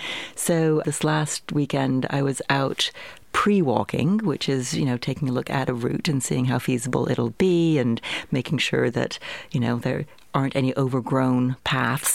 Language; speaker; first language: English; native; English